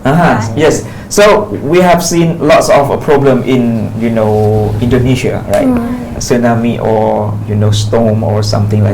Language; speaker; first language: English; non-native, fluent; Pattani Malay